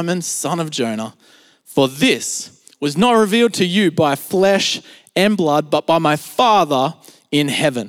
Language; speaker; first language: English; native; English